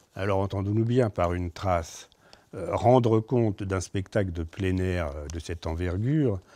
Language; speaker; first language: French; native; French